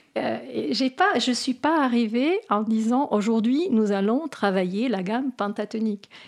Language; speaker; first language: French; non-native, fluent; Italian